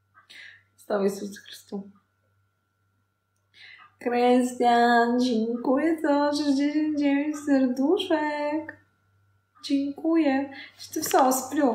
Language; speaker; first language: Polish; non-native, learner; Ukrainian